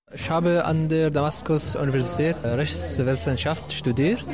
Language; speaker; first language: German; non-native, learner; Arabic